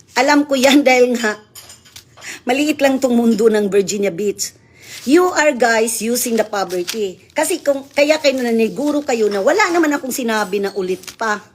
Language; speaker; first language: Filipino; non-native, local second language; Cebuano